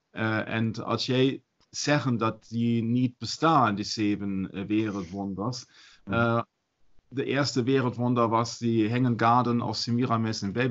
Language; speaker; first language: Dutch; non-native, fluent; German